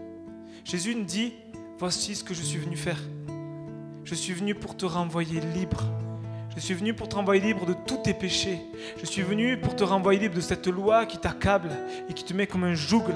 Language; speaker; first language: French; native; French